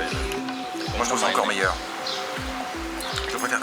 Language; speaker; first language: French; native; French